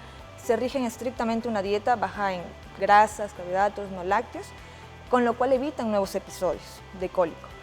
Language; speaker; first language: Spanish; native; Spanish